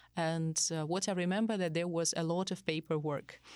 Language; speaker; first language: English; non-native, fluent; Russian